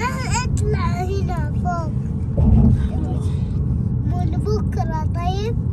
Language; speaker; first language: Arabic; early bilingual, other home language; Urdu